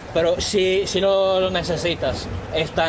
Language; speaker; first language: Spanish; non-native, fluent; English